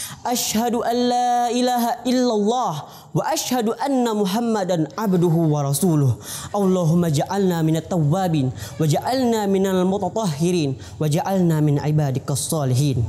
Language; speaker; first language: Arabic; non-native, learner; Indonesian